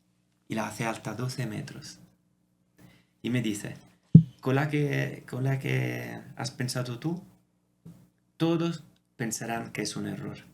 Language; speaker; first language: Spanish; non-native, fluent; Italian